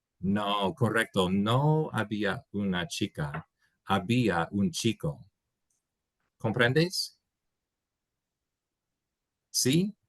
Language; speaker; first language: Spanish; non-native, fluent; English